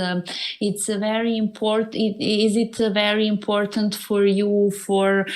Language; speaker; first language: English; non-native, learner; Serbian